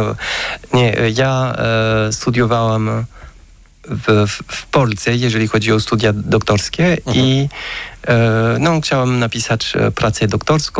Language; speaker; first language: Polish; non-native, fluent; French